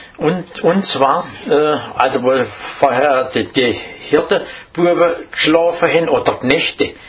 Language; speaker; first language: German; native; German